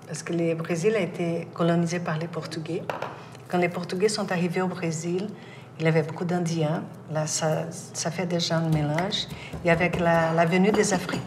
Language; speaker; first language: French; non-native, fluent; Portuguese